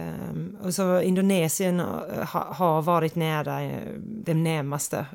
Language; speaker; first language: Swedish; non-native, fluent; English